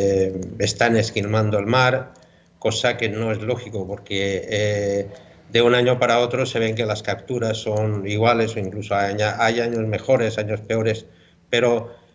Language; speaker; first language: Spanish; native; Spanish